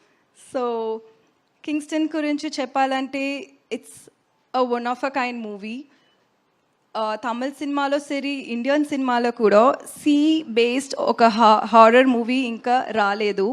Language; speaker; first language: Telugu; non-native, learner; Tamil